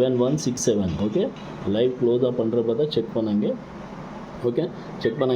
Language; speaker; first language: Tamil; non-native, local second language; Kannada